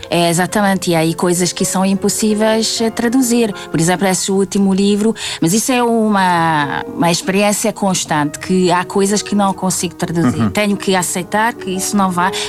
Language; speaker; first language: Portuguese; non-native, fluent; Hungarian